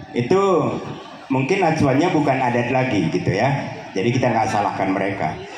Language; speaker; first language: Indonesian; non-native, local second language; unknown